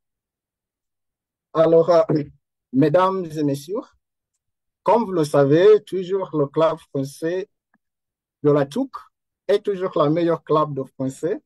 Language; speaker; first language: French; non-native, fluent; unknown